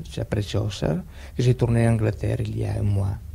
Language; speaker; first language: French; non-native, fluent; Italian